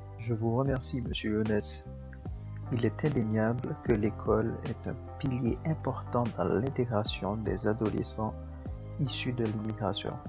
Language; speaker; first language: French; native; French